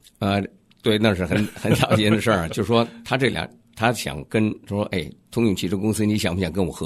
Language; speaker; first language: Chinese; native; Chinese